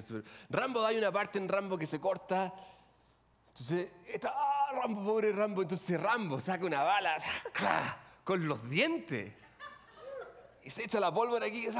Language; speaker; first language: Spanish; native; Spanish